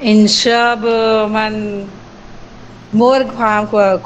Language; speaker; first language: Persian; non-native, learner; Urdu